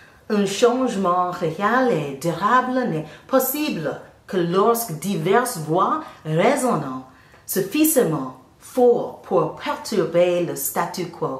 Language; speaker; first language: French; non-native, learner; English